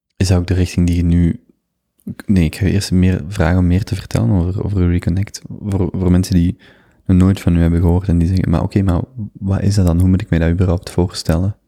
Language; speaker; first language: Dutch; native; Dutch